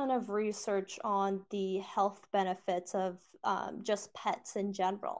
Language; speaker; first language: English; native; English